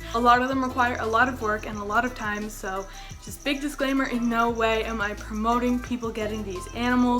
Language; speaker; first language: English; native; English